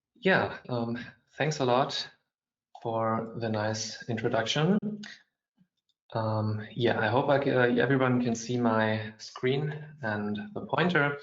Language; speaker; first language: English; non-native, fluent; German